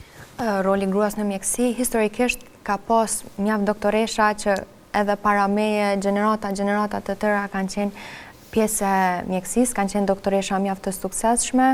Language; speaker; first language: Albanian; native; Albanian